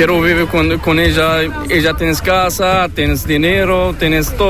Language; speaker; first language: Spanish; non-native, learner; Arabic